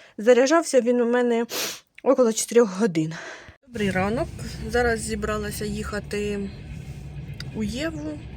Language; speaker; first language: Ukrainian; non-native, local second language; Russian